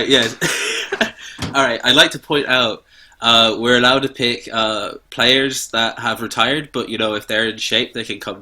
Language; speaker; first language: English; native; English